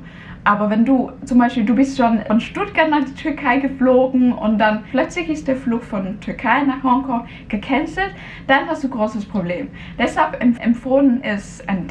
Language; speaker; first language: German; non-native, fluent; Cantonese